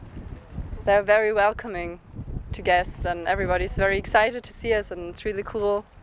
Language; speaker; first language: English; non-native, fluent; German